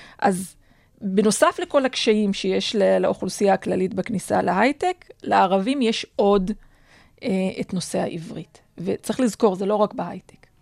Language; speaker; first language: Hebrew; native; Hebrew